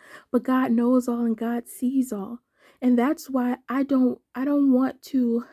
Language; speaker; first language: English; native; English